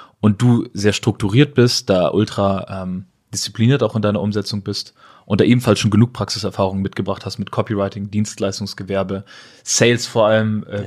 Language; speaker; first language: German; native; German